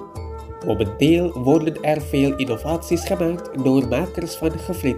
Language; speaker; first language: Dutch; non-native, fluent; Indonesian